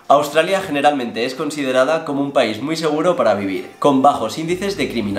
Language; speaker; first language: Spanish; native; Spanish